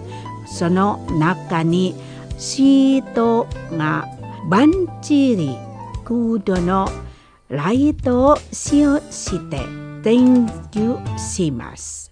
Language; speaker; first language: Japanese; non-native, fluent; Indonesian